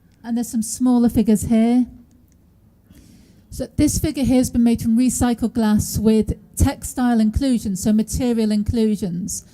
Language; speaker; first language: English; non-native, fluent; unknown